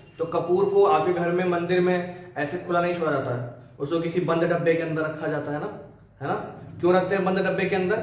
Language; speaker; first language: Hindi; native; Hindi